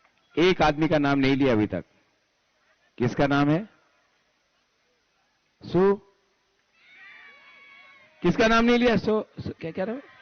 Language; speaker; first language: Hindi; non-native, local second language; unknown